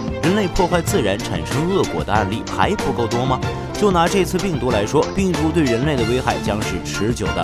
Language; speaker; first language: Chinese; native; Chinese